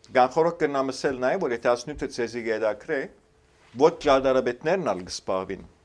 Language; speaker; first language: Armenian; early bilingual, heritage; Armenian